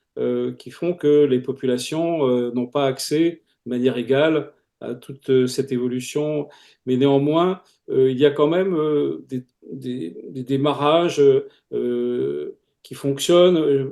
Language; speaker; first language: French; native; French